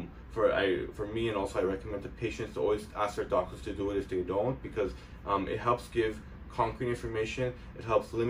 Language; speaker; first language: English; native; English